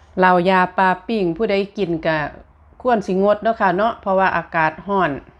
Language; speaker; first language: Thai; native; Thai